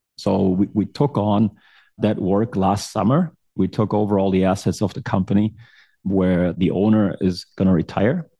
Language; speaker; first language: English; non-native, fluent; German